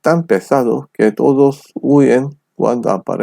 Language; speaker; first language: Spanish; non-native, fluent; Korean